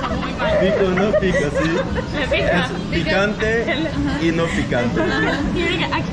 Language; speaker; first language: Spanish; non-native, learner; Dutch